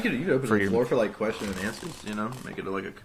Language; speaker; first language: English; native; English